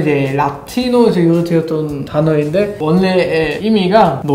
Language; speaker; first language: Korean; non-native, fluent; German